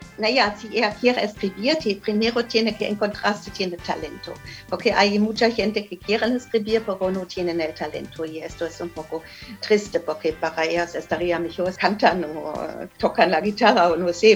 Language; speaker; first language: Spanish; non-native, learner; German